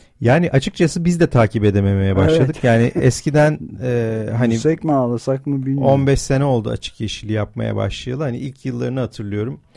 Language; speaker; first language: Turkish; native; Turkish